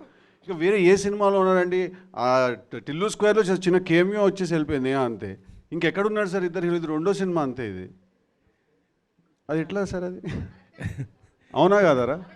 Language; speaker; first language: Telugu; native; Telugu